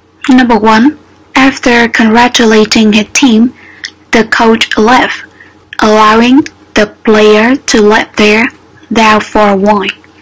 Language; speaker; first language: English; non-native, fluent; Vietnamese